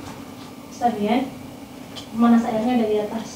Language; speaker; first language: Indonesian; native; Indonesian